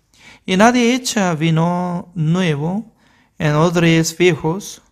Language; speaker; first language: Spanish; non-native, fluent; Korean